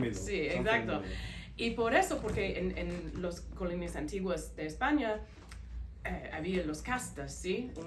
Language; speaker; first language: Spanish; non-native, fluent; English